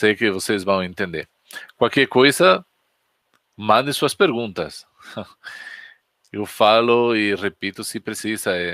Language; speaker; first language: Portuguese; non-native, fluent; Spanish